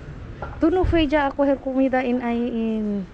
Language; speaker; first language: Spanish; non-native, learner; Filipino